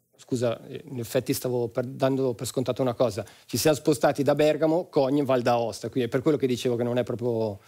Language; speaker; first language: Italian; native; Italian